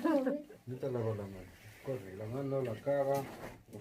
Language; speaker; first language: Spanish; non-native, learner; Arabic